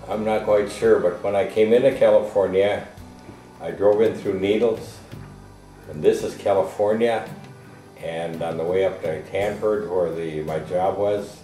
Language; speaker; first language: English; native; English